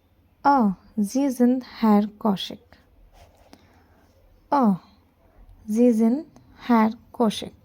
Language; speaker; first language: German; non-native, learner; Hindi